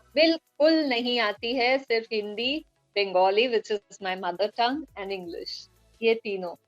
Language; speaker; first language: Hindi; non-native, local second language; Bangla